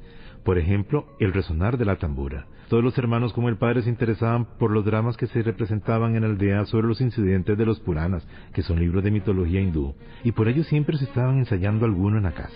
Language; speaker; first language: Spanish; native; Spanish